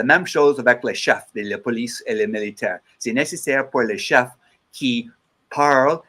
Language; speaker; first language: French; non-native, learner; English